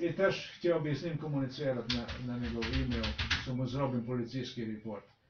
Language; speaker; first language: Polish; non-native, learner; Slovenian